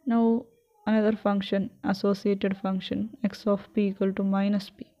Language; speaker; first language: English; non-native, local second language; Malayalam